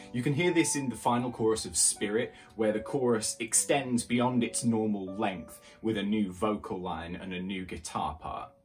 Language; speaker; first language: English; native; English